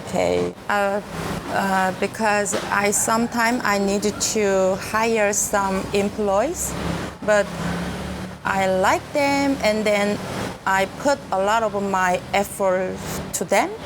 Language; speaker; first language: English; non-native, learner; Korean